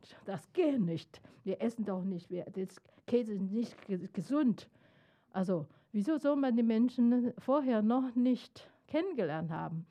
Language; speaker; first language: German; non-native, fluent; Chinese